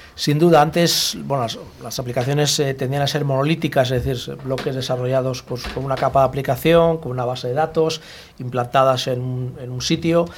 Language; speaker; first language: Spanish; native; Spanish